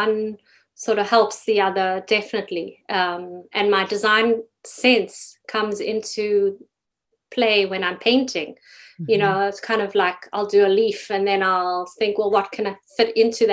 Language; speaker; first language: English; native; English